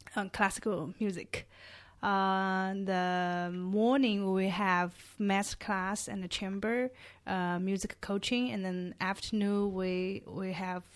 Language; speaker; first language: English; non-native, fluent; Chinese